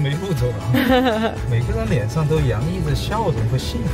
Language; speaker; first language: Chinese; native; Chinese